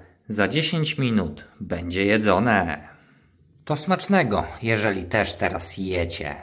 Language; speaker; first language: Polish; native; Polish